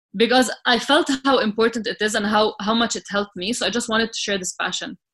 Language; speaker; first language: English; non-native, fluent; Arabic